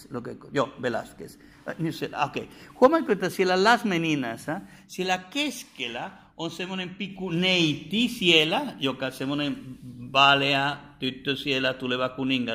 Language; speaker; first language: Finnish; non-native, fluent; Spanish